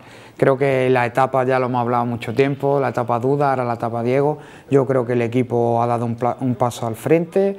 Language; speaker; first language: Spanish; native; Spanish